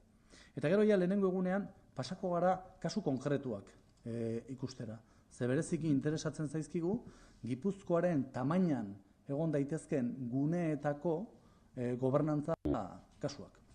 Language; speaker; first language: Basque; native; Basque